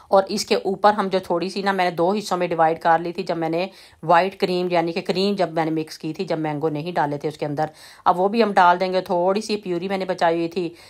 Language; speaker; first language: Urdu; native; Urdu